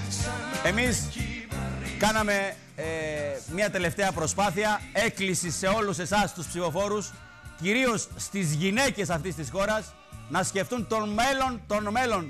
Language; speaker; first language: Greek; native; Greek